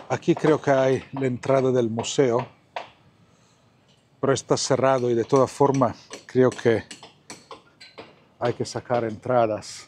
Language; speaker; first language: Spanish; non-native, fluent; Italian